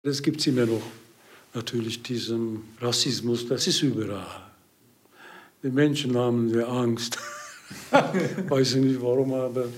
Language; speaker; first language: German; non-native, learner; Hungarian